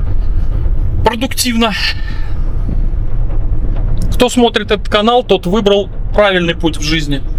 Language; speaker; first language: Russian; native; Russian